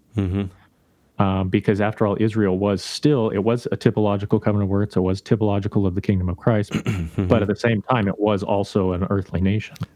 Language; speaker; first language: English; native; English